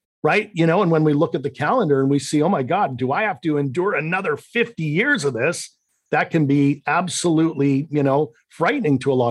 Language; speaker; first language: English; native; English